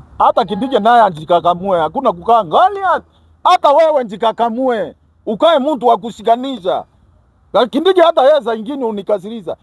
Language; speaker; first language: Swahili; non-native, local second language; Kikuyu